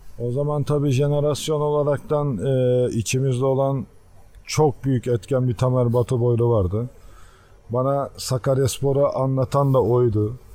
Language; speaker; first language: Turkish; early bilingual, heritage; Turkish